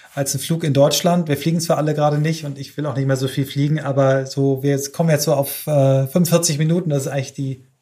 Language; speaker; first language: German; native; German